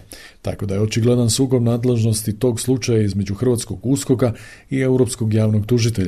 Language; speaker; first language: Croatian; native; Croatian